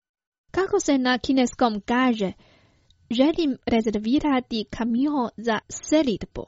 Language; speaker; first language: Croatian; non-native, fluent; Chinese